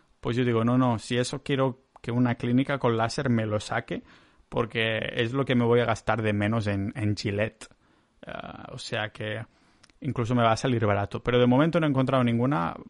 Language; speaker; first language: Spanish; native; Spanish